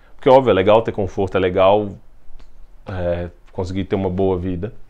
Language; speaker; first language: Portuguese; native; Portuguese